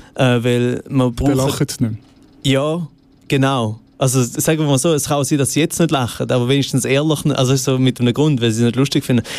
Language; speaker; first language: German; native; German